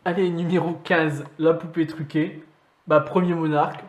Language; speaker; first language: French; native; French